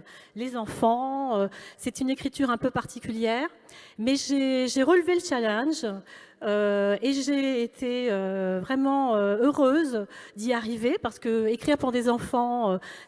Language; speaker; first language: French; native; French